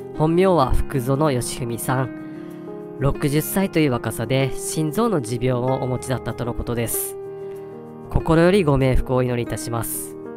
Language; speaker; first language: Japanese; native; Japanese